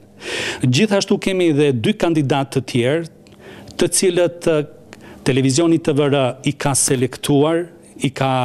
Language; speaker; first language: Albanian; native; Albanian